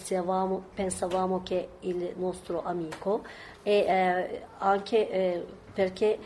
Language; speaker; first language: Italian; non-native, learner; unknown